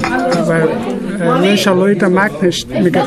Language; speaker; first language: German; non-native, learner; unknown